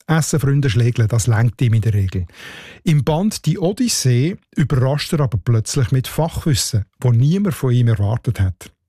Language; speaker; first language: German; native; German